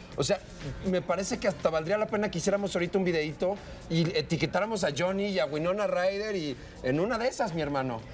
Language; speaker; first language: Spanish; native; Spanish